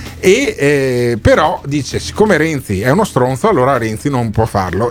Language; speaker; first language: Italian; native; Italian